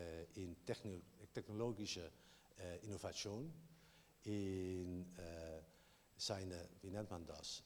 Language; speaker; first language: German; non-native, learner; Dutch